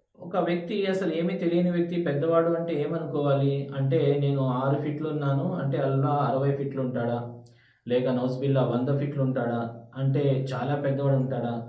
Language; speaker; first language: Telugu; non-native, local second language; Urdu